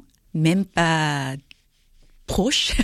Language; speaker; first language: French; non-native, fluent; Korean